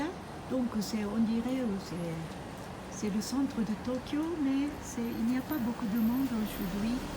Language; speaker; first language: French; non-native, fluent; Japanese